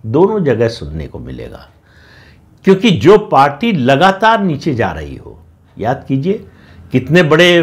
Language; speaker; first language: Hindi; native; Hindi